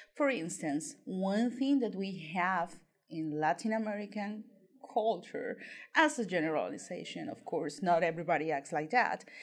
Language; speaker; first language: English; non-native, fluent; Spanish